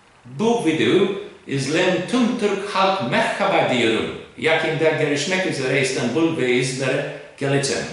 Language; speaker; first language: Turkish; non-native, learner; Greek